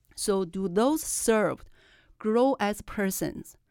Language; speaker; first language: English; non-native, fluent; Chinese